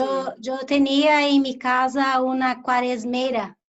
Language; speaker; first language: Spanish; non-native, learner; Portuguese